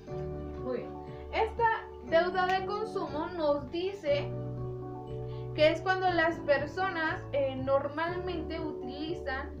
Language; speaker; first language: Spanish; native; Spanish